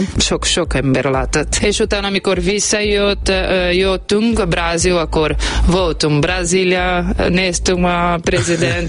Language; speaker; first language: Hungarian; non-native, learner; Portuguese